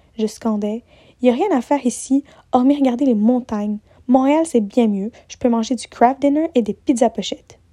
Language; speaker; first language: French; early bilingual, other home language; Arabic